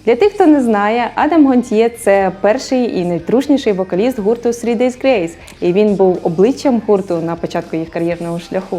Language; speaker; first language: Ukrainian; native; Ukrainian